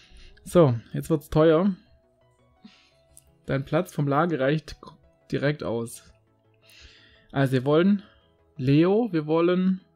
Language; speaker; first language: German; native; German